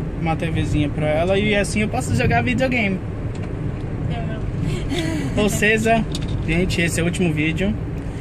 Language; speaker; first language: Portuguese; native; Portuguese